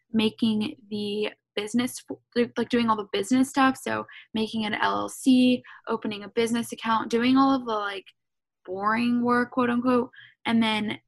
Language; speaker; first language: English; native; English